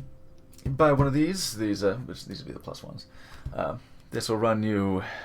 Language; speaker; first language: English; native; English